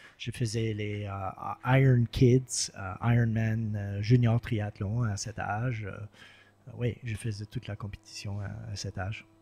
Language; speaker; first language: French; non-native, local second language; English